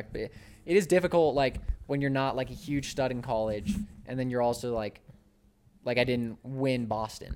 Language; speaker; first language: English; early bilingual, other home language; Spanish